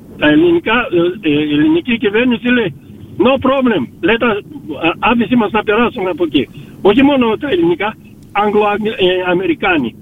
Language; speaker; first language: Greek; early bilingual, heritage; Greek